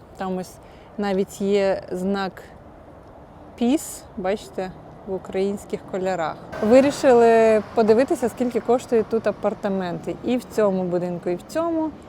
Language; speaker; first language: Ukrainian; non-native, local second language; Russian